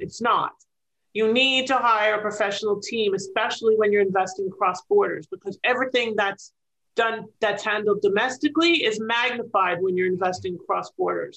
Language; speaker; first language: English; native; English